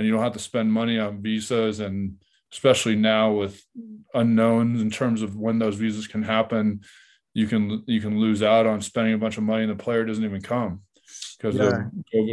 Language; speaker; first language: English; native; English